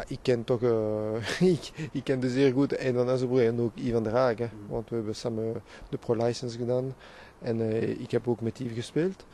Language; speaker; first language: Dutch; non-native, local second language; French